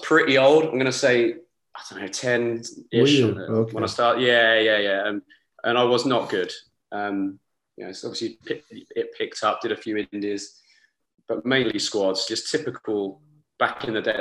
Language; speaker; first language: English; native; English